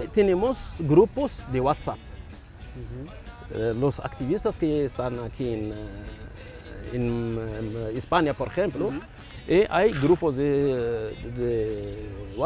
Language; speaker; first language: Spanish; non-native, learner; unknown